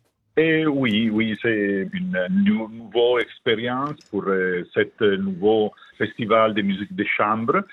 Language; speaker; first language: French; non-native, fluent; Italian